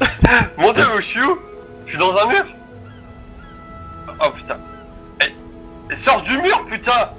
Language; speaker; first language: French; native; French